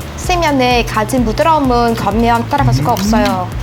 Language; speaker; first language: Korean; non-native, fluent; Vietnamese